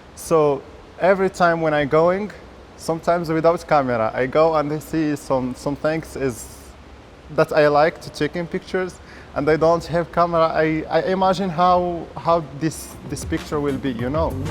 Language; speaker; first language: English; non-native, learner; Arabic